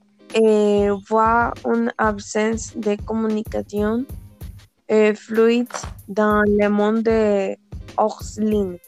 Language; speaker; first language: French; non-native, learner; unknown